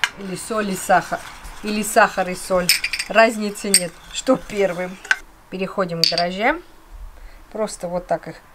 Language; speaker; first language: Russian; non-native, local second language; Armenian